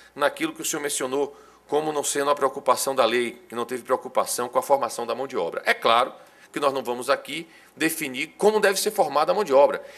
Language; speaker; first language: Portuguese; native; Portuguese